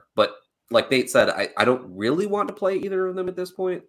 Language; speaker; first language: English; native; English